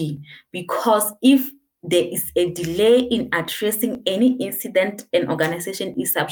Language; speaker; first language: English; non-native, local second language; Southern Sotho